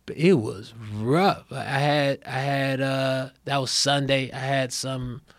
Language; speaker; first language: English; early bilingual, other home language; Akan